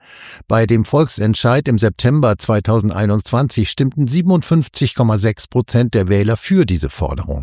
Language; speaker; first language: German; native; German